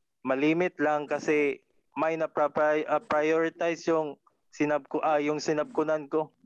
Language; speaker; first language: Filipino; non-native, local second language; Cebuano